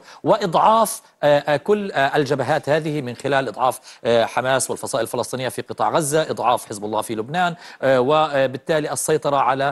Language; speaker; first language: Arabic; native; Arabic